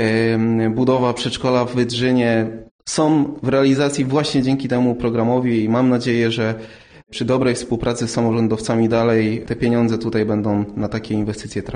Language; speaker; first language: Polish; native; Polish